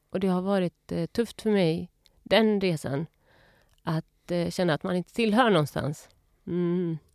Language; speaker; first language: Swedish; early bilingual, other home language; Persian